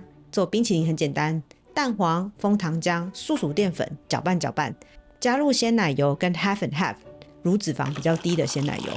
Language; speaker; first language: Chinese; native; Chinese